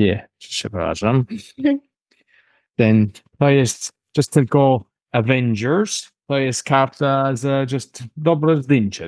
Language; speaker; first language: Polish; non-native, learner; English